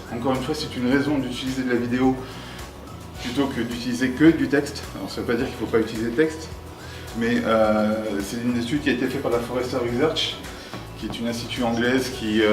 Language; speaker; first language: French; native; French